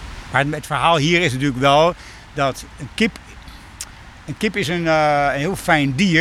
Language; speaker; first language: Dutch; native; Dutch